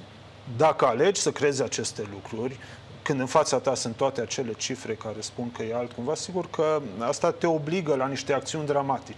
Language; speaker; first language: Romanian; native; Romanian